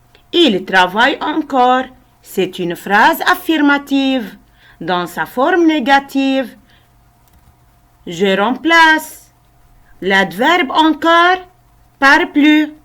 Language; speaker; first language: French; non-native, local second language; Arabic